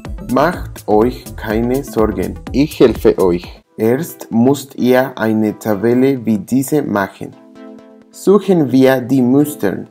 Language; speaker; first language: German; non-native, learner; English